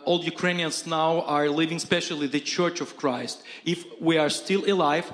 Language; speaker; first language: English; non-native, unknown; Ukrainian